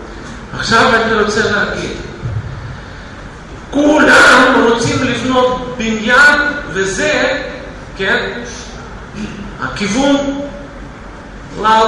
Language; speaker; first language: Hebrew; non-native, fluent; Russian